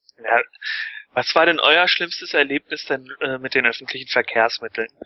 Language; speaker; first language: German; early bilingual, other home language; Polish